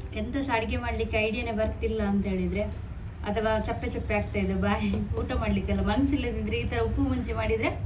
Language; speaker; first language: Kannada; non-native, local second language; Konkani